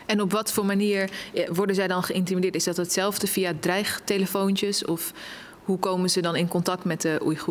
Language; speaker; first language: Dutch; native; Dutch